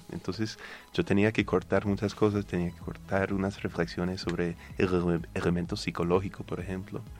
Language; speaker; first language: Spanish; non-native, fluent; English